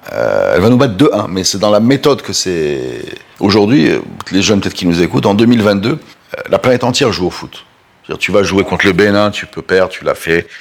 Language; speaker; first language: French; non-native, local second language; Arabic